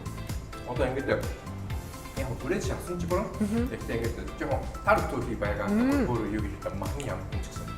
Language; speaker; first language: Mongolian; non-native, learner; Japanese